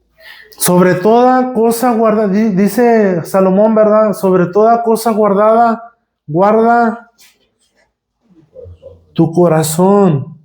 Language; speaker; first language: Spanish; native; Spanish